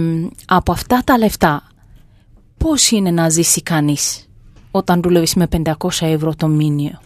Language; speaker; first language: Greek; non-native, fluent; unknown